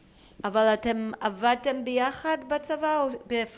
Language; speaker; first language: Hebrew; native; Hebrew